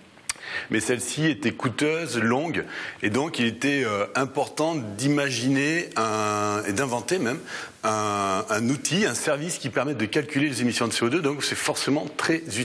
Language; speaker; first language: French; native; French